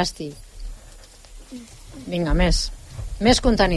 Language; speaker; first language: Catalan; native; Catalan